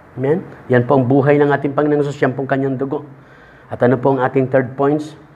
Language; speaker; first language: Filipino; native; Filipino